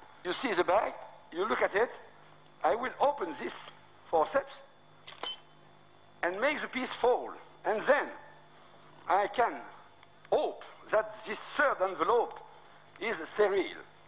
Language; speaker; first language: English; non-native, fluent; French